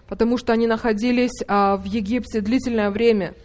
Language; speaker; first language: Russian; native; Russian